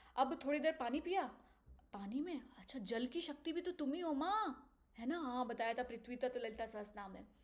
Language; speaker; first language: Hindi; native; Hindi